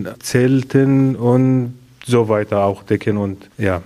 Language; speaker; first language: German; non-native, learner; Arabic